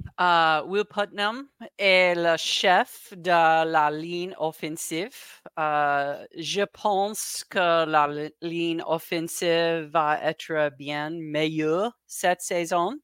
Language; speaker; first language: French; non-native, learner; English